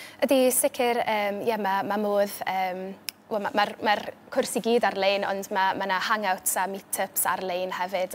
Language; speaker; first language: Welsh; native; Welsh